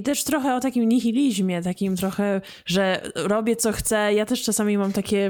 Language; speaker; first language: Polish; early bilingual, heritage; English